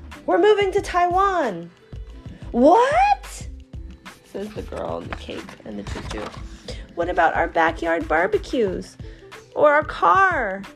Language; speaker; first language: English; non-native, fluent; Chinese